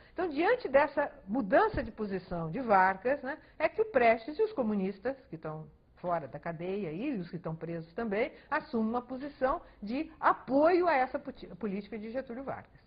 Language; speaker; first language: Portuguese; early bilingual, other home language; Spanish